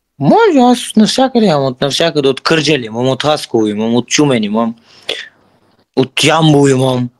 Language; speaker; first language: Bulgarian; non-native, local second language; Turkish